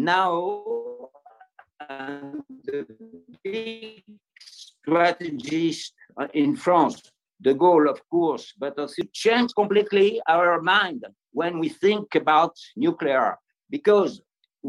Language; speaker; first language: English; non-native, fluent; French